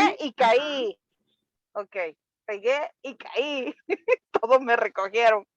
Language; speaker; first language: Spanish; non-native, learner; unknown